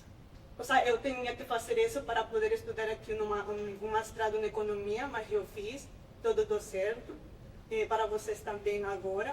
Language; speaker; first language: Portuguese; non-native, fluent; Spanish